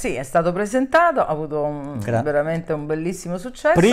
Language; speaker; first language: Italian; native; Italian